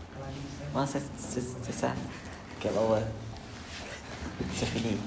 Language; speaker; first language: French; non-native, learner; Vietnamese